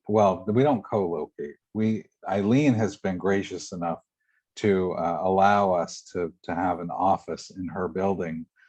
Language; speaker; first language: English; native; English